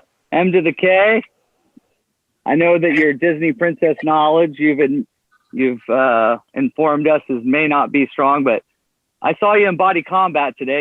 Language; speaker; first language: English; native; English